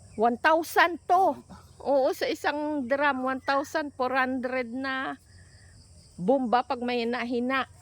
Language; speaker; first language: Filipino; non-native, local second language; Hiligaynon